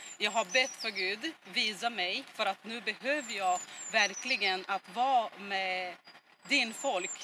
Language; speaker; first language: Swedish; non-native, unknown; Portuguese